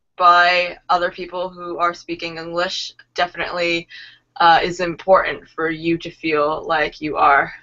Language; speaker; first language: English; native; English